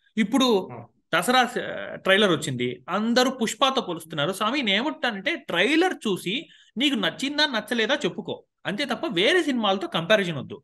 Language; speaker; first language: Telugu; native; Telugu